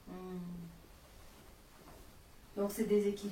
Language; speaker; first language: French; native; French